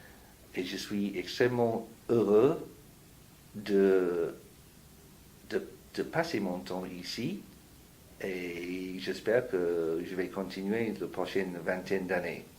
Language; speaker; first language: French; non-native, fluent; English